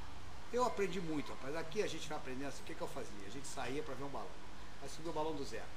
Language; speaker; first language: Portuguese; native; Portuguese